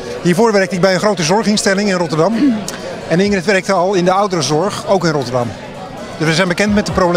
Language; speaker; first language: Dutch; native; Dutch